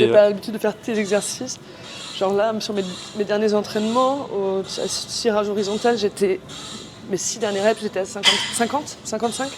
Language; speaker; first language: French; native; French